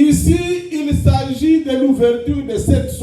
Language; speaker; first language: French; non-native, local second language; Lingala